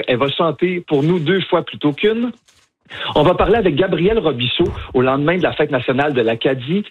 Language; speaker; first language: French; native; French